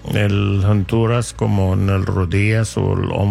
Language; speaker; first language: Spanish; non-native, fluent; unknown